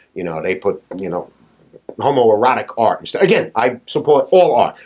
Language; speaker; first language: English; native; English